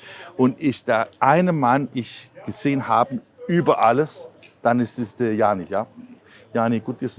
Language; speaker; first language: German; non-native, learner; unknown